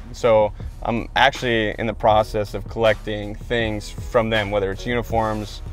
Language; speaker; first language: English; native; English